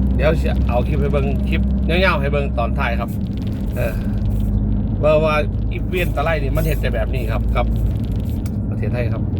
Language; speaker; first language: Thai; native; Thai